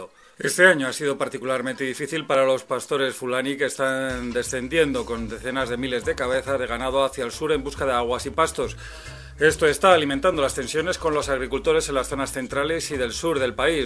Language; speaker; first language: Spanish; native; Spanish